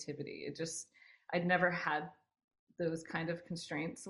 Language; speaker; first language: English; native; English